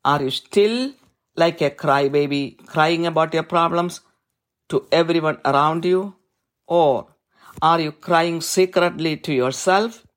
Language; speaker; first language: English; non-native, local second language; Malayalam